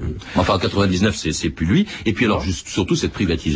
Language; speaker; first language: French; native; French